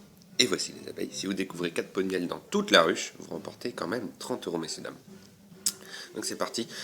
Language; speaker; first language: French; native; French